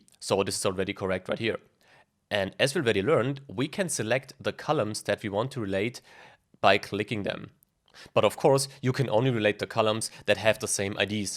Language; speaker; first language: English; non-native, fluent; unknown